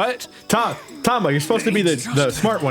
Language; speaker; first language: English; native; English